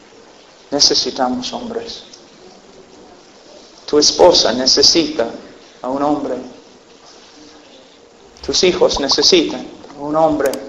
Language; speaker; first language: Spanish; non-native, fluent; English